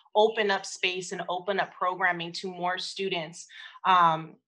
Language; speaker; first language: English; native; English